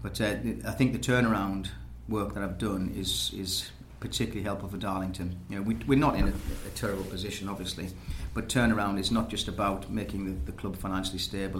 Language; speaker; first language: English; native; English